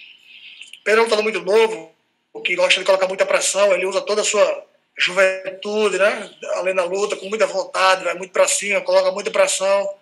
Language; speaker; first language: Portuguese; native; Portuguese